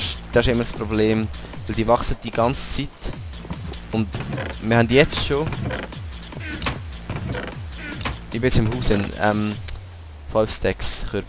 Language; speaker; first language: German; native; German